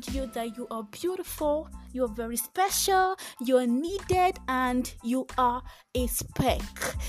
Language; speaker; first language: English; non-native, local second language; Igbo